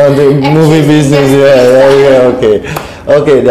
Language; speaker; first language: English; non-native, learner; Indonesian